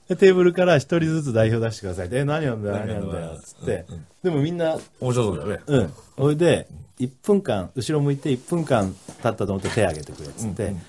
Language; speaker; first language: Japanese; native; Japanese